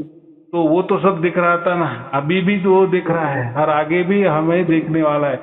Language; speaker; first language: Hindi; native; Hindi